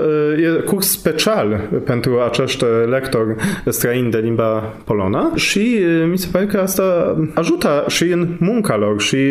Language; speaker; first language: Romanian; non-native, fluent; Polish